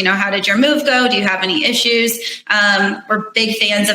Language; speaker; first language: English; native; English